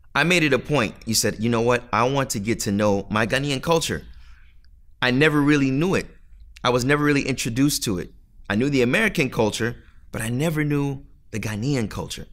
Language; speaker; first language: English; native; English